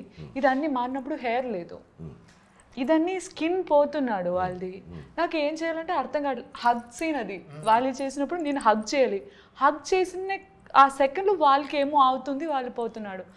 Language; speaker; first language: Telugu; non-native, learner; Malayalam